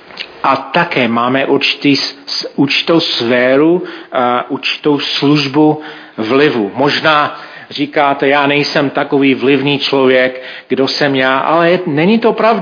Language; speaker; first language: Czech; non-native, fluent; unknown